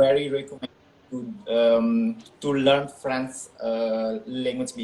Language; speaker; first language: English; non-native, local second language; Indonesian